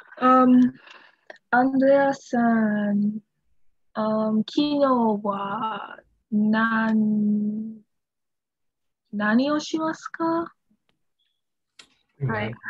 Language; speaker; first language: Japanese; non-native, learner; English